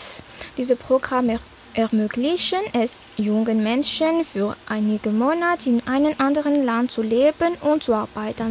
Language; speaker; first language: German; non-native, fluent; Malagasy